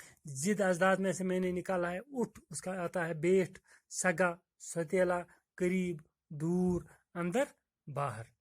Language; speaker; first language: Hindi; non-native, local second language; Kashmiri